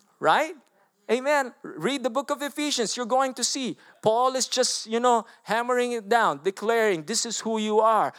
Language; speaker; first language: English; non-native, local second language; Filipino